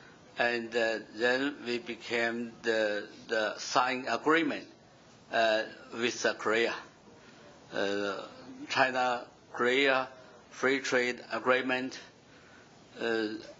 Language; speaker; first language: English; non-native, fluent; Chinese